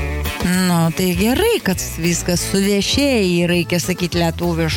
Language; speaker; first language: Lithuanian; native; Lithuanian